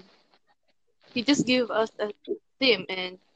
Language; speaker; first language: English; non-native, local second language; Filipino